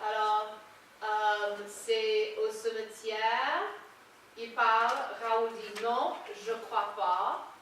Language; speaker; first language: French; non-native, fluent; English